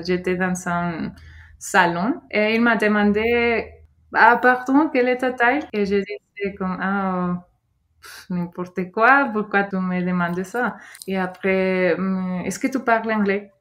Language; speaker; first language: French; non-native, fluent; Spanish